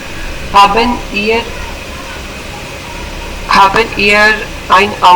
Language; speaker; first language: German; non-native, learner; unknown